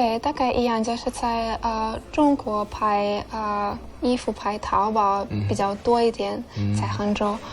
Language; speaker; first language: Chinese; non-native, fluent; Russian